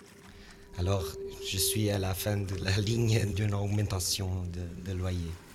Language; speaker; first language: French; non-native, learner; Portuguese